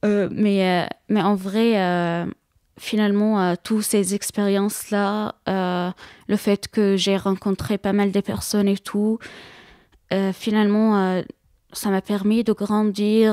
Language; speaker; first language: French; non-native, fluent; Arabic